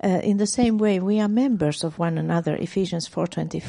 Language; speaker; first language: English; non-native, fluent; Finnish